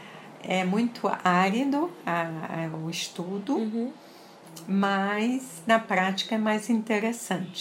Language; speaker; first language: Portuguese; early bilingual, other home language; French